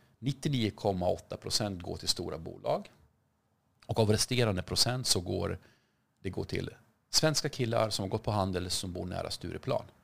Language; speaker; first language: Swedish; early bilingual, other home language; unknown